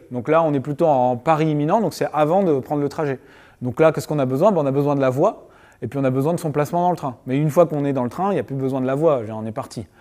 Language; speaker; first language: French; native; French